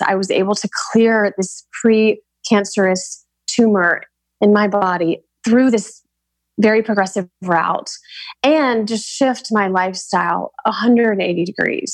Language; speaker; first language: English; native; English